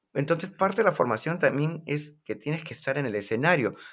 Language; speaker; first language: Spanish; native; Spanish